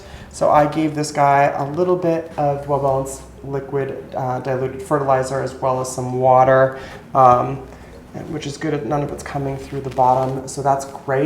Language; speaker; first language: English; native; English